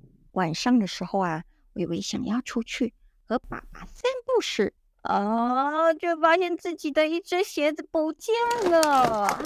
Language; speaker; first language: Chinese; native; Chinese